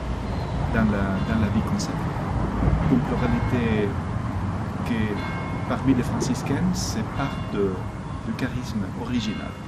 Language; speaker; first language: French; non-native, fluent; Spanish